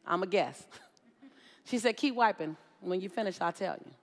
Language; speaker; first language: English; native; English